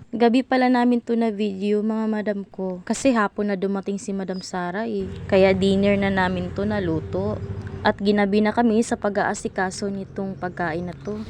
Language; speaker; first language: Filipino; non-native, local second language; Cebuano